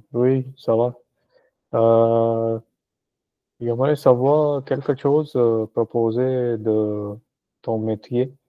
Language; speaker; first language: French; non-native, learner; Punjabi